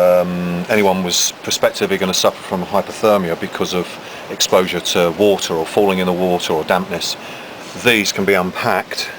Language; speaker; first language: English; native; English